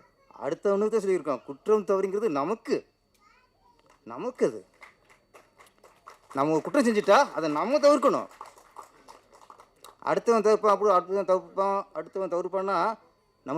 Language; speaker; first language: Tamil; native; Tamil